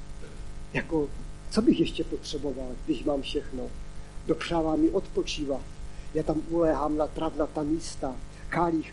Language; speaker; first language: Czech; non-native, local second language; Polish